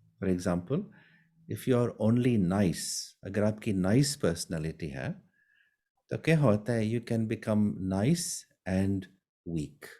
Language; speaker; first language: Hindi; early bilingual, heritage; Hindi